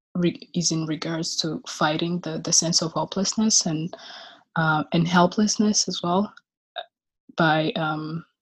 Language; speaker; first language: English; non-native, local second language; Kinyarwanda